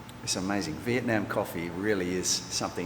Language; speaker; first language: English; native; English